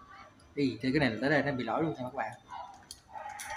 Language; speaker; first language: Vietnamese; native; Vietnamese